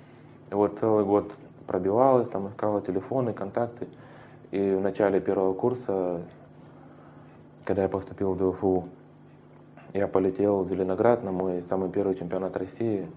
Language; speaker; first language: Russian; native; Russian